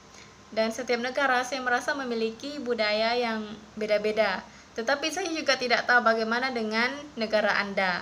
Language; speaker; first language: Indonesian; non-native, fluent; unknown